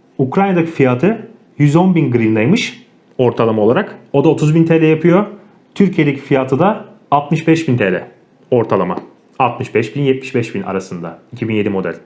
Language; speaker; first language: Turkish; native; Turkish